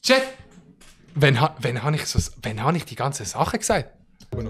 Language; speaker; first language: German; native; German